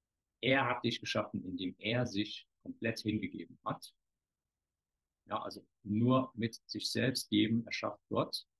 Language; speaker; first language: German; native; German